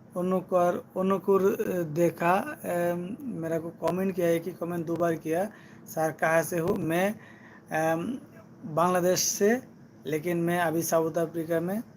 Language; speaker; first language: Hindi; non-native, learner; Bangla